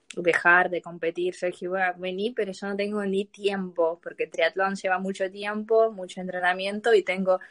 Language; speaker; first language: Spanish; non-native, learner; Ukrainian